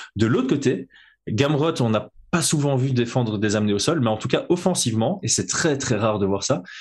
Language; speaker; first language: French; native; French